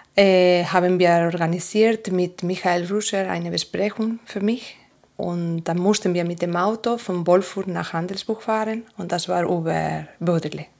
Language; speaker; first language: German; non-native, fluent; Spanish